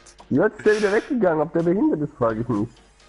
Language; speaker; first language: German; native; German